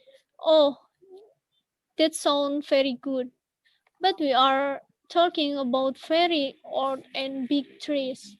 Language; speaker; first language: English; non-native, learner; Indonesian